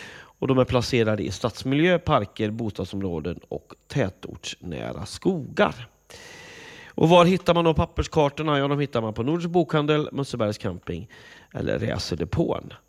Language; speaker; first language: Swedish; native; Swedish